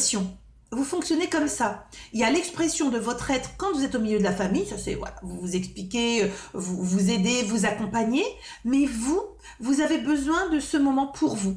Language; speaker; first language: French; native; French